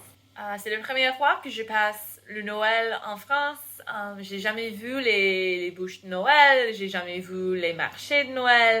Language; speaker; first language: French; non-native, fluent; English